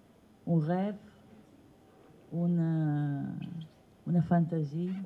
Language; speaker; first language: French; non-native, fluent; Italian